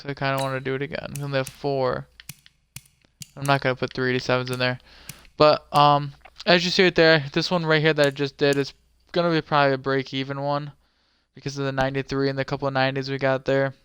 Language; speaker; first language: English; native; English